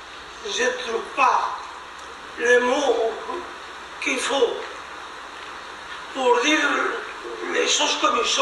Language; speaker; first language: French; non-native, fluent; Spanish